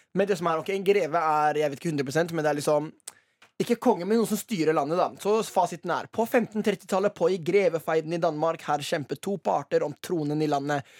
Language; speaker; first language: Norwegian; early bilingual, other home language; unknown